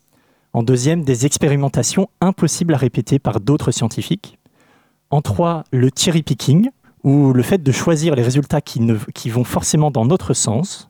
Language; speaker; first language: French; native; French